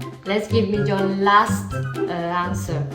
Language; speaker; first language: English; non-native, fluent; Vietnamese